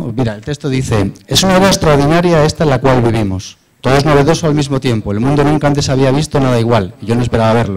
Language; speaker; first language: Spanish; native; Spanish